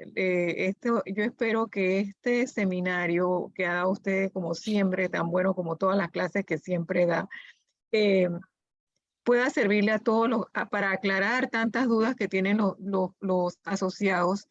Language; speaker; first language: Spanish; native; Spanish